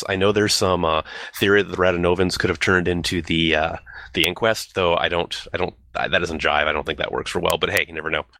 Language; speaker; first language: English; native; English